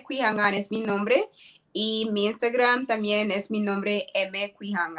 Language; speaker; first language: Spanish; non-native, learner; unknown